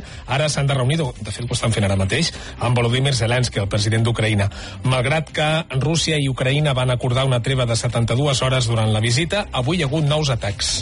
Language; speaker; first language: Catalan; native; Catalan